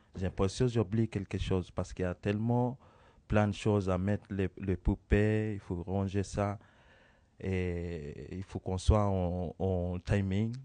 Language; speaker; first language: French; non-native, learner; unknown